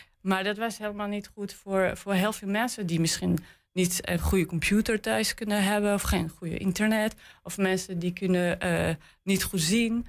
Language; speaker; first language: Dutch; non-native, learner; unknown